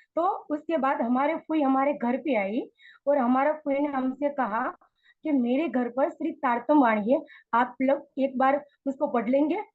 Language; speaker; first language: Hindi; non-native, local second language; Gujarati